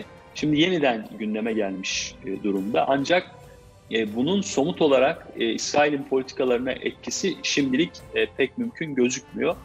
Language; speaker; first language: Turkish; native; Turkish